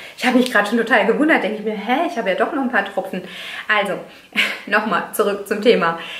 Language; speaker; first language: German; non-native, fluent; Italian